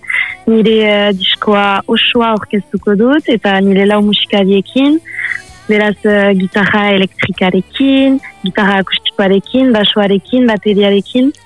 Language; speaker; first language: Basque; non-native, local second language; French